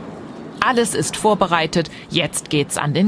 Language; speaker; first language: German; native; German